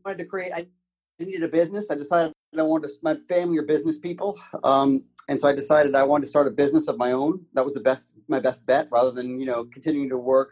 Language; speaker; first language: English; native; English